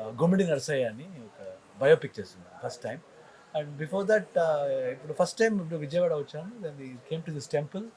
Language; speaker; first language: Telugu; non-native, learner; Kannada